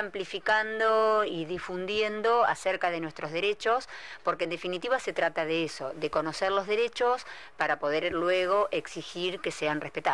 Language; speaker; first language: Spanish; native; Spanish